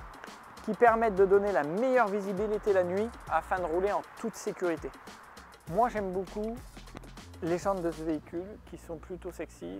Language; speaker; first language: French; native; French